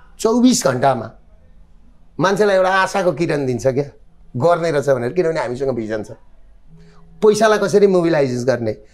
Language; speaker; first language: Nepali; native; Nepali